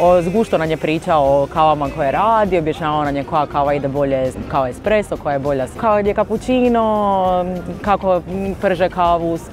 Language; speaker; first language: Croatian; native; Croatian